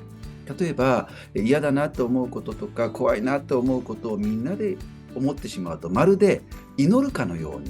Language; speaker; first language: Japanese; native; Japanese